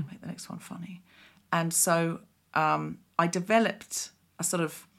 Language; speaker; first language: English; native; English